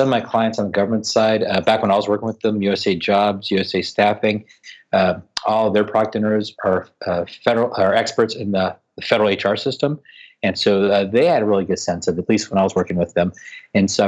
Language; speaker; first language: English; native; English